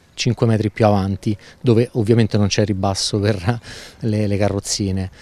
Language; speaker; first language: Italian; native; Italian